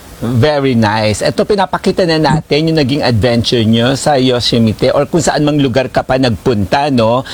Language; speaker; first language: Filipino; native; Filipino